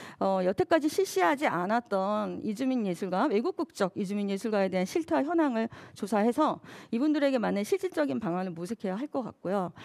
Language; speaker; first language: Korean; native; Korean